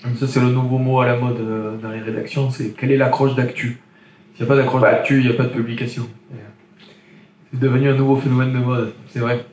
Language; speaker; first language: French; native; French